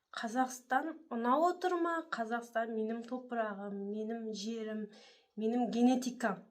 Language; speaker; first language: Kazakh; early bilingual, heritage; Kazakh